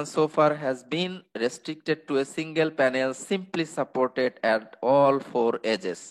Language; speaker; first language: English; non-native, local second language; Bangla